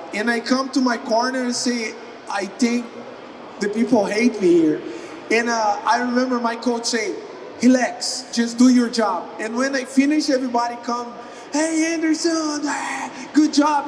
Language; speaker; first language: English; non-native, learner; Portuguese